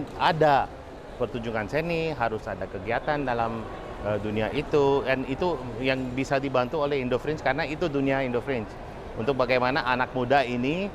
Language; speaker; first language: Indonesian; non-native, fluent; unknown